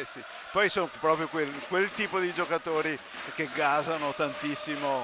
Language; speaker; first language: Italian; native; Italian